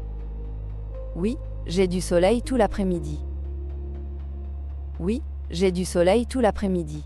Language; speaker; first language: French; native; French